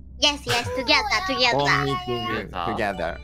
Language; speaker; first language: English; non-native, learner; Japanese